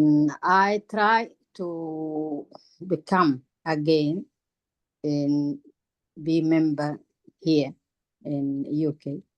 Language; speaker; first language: English; non-native, learner; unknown